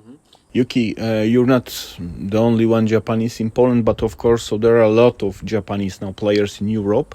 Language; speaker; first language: English; non-native, fluent; Polish